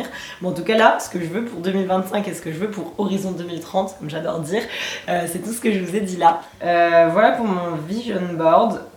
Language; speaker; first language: French; native; French